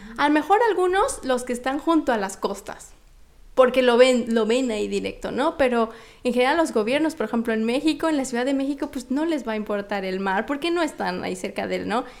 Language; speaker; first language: Spanish; native; Spanish